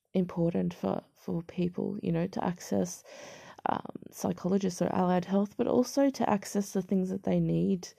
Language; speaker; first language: English; native; English